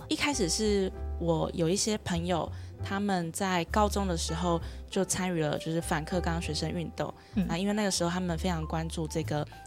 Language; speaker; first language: Chinese; early bilingual, other home language; Vietnamese